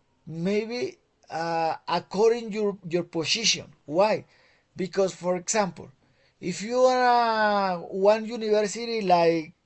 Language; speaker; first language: English; non-native, fluent; Spanish